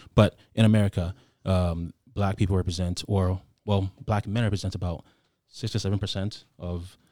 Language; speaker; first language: English; non-native, local second language; Akan